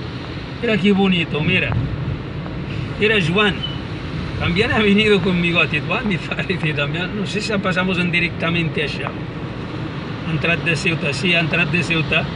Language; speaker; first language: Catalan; non-native, learner; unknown